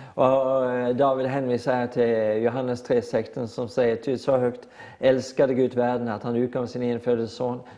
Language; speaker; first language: Swedish; non-native, fluent; Norwegian